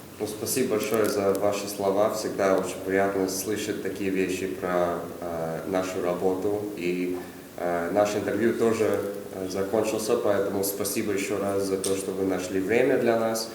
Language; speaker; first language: Russian; non-native, fluent; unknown